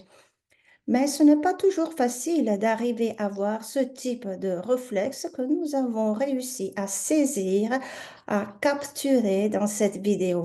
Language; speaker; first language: French; native; French